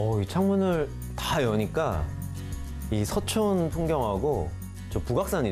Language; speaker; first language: Korean; native; Korean